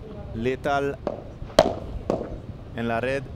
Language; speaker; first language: Spanish; non-native, learner; French